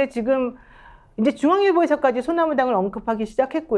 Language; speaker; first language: Korean; native; Korean